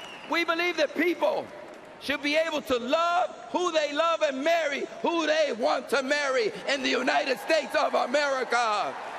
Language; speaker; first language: English; early bilingual, other home language; Spanish